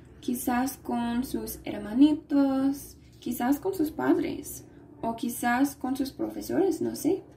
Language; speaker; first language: Spanish; non-native, fluent; English